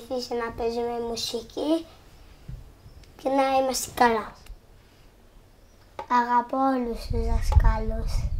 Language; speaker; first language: Greek; early bilingual, other home language; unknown